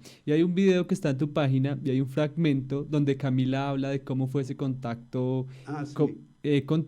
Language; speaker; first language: Spanish; native; Spanish